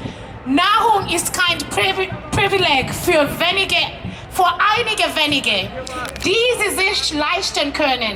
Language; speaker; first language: German; non-native, learner; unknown